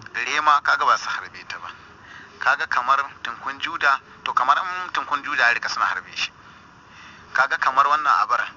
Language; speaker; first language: Hausa; native; Hausa